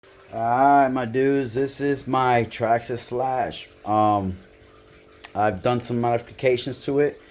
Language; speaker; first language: English; native; English